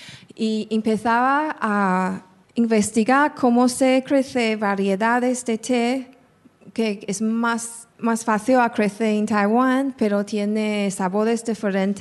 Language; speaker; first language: Spanish; non-native, fluent; Chinese